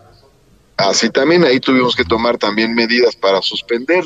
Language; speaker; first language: Spanish; native; Spanish